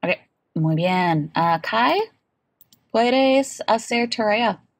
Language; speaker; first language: Spanish; non-native, fluent; English